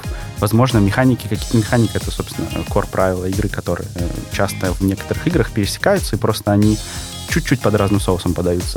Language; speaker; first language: Russian; native; Russian